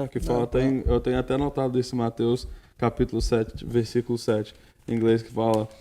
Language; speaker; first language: Portuguese; early bilingual, heritage; Portuguese